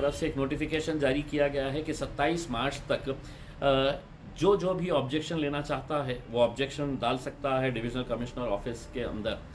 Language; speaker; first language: Hindi; non-native, local second language; Urdu